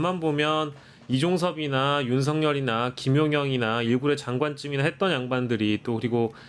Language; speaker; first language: Korean; native; Korean